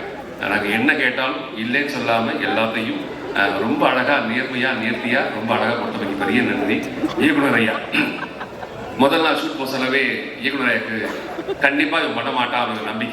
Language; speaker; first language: Tamil; native; Tamil